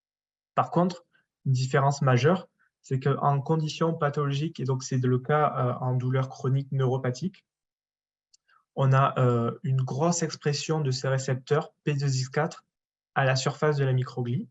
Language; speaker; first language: French; native; French